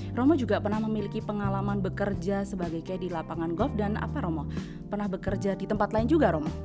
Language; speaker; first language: Indonesian; native; Indonesian